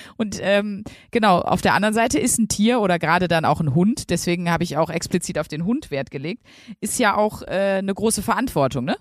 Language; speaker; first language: German; native; German